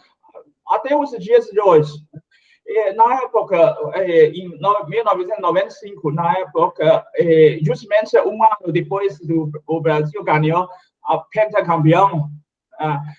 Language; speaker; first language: Portuguese; non-native, fluent; Chinese